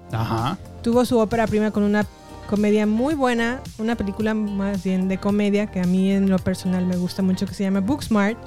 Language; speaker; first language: Spanish; native; Spanish